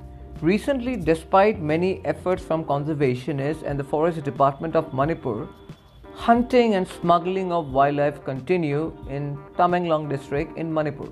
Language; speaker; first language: English; non-native, local second language; Assamese